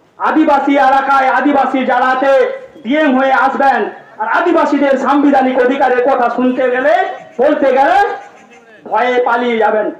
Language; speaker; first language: Bangla; non-native, local second language; Santali